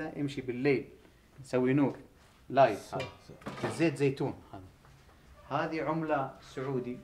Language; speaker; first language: Arabic; non-native, learner; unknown